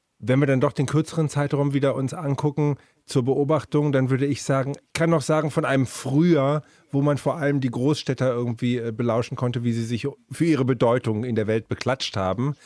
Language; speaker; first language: German; native; German